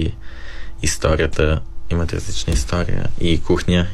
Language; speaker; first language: Bulgarian; early bilingual, heritage; Bulgarian